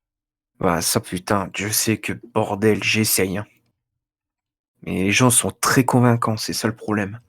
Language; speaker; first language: French; native; French